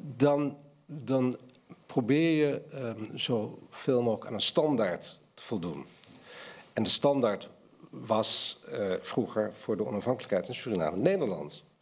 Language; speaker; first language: Dutch; native; Dutch